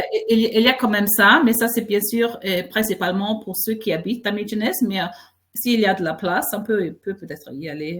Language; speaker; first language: French; non-native, fluent; Faroese